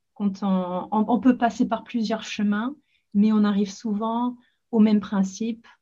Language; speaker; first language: French; non-native, fluent; English